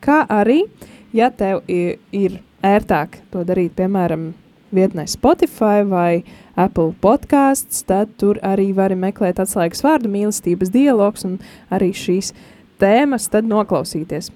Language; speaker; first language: Latvian; native; Latvian